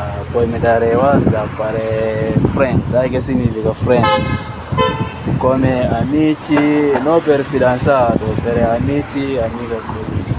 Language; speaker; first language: Italian; non-native, learner; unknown